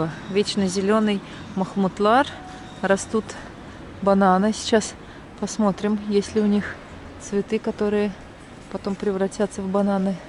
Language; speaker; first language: Russian; native; Russian